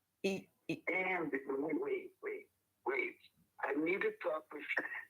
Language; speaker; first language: English; non-native, learner; Portuguese